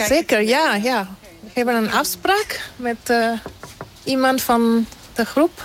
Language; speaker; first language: Dutch; non-native, fluent; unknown